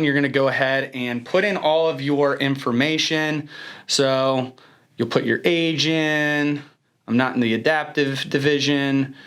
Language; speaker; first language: English; native; English